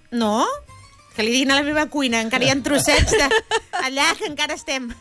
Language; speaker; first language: Catalan; native; Catalan